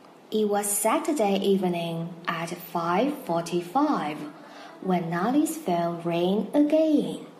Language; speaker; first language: English; non-native, fluent; Chinese